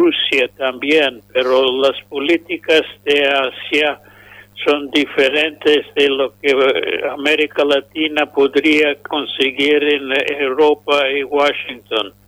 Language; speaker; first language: Spanish; non-native, fluent; English